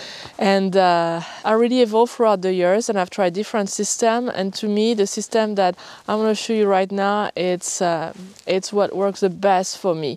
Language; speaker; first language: English; non-native, fluent; French